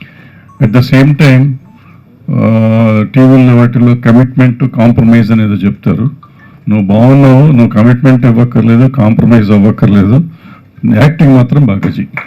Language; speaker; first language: Telugu; native; Telugu